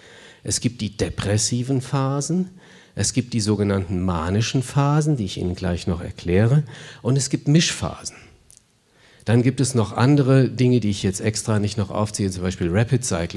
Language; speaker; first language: German; native; German